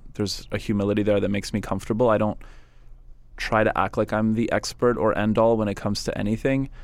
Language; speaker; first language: English; native; English